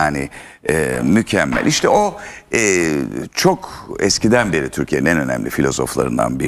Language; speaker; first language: Turkish; native; Turkish